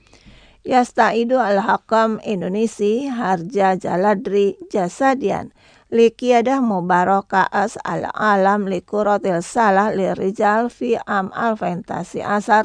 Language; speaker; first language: Arabic; non-native, learner; Indonesian